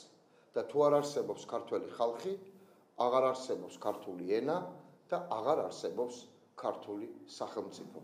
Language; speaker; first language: Georgian; native; Georgian